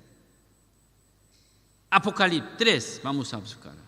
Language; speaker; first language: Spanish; non-native, learner; Korean